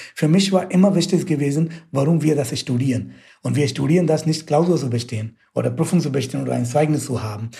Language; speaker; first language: German; non-native, fluent; Hindi